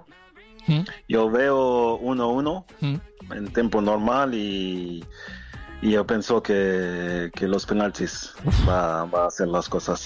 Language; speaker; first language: Spanish; non-native, fluent; French